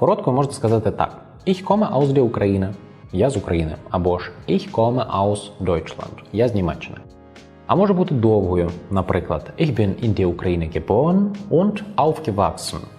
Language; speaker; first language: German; non-native, fluent; Ukrainian